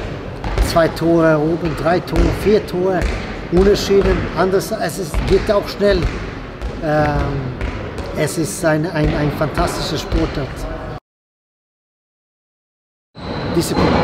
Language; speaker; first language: German; non-native, fluent; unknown